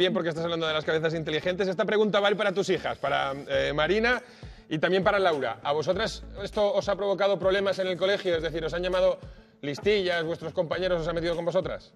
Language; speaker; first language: Spanish; native; Spanish